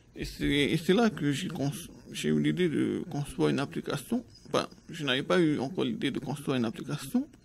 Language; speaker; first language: French; native; French